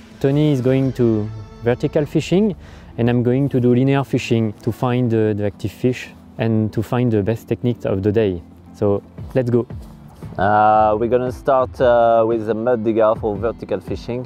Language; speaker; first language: English; non-native, fluent; French